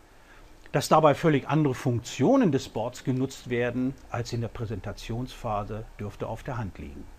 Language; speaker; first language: German; native; German